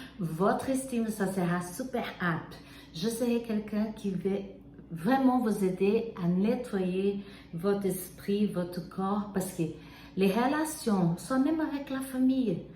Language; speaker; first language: French; non-native, fluent; Portuguese